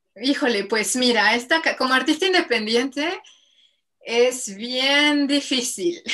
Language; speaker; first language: Spanish; native; Spanish